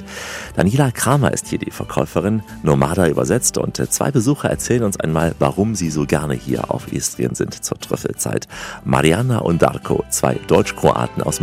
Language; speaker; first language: German; native; German